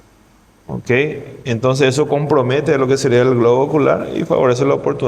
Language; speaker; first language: Spanish; non-native, fluent; Portuguese